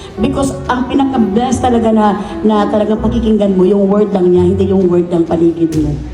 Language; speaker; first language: Filipino; non-native, local second language; Cebuano